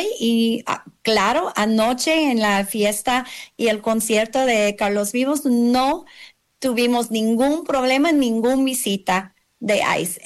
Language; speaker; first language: Spanish; non-native, learner; English